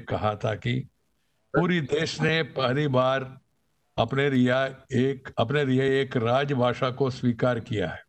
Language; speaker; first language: Hindi; non-native, local second language; Telugu